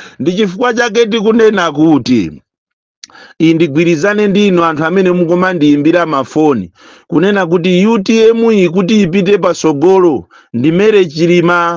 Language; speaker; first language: Nyanja; native; Nyanja